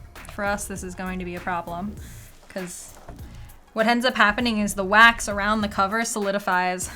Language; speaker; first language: English; native; English